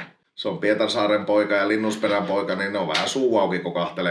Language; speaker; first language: Finnish; native; Finnish